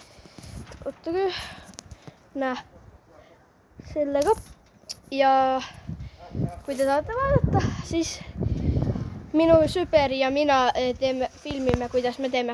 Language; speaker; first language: Estonian; early bilingual, heritage; Finnish